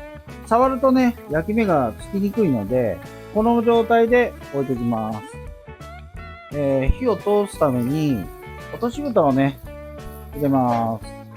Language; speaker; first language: Japanese; native; Japanese